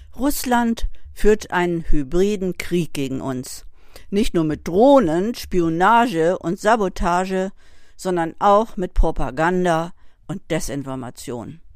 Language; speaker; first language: German; native; German